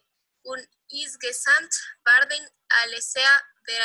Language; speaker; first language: German; non-native, learner; Spanish